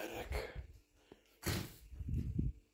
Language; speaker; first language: Polish; native; Polish